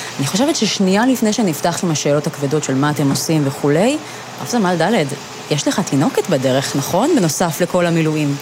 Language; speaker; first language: Hebrew; native; Hebrew